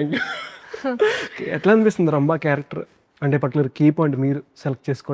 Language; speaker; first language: Telugu; native; Telugu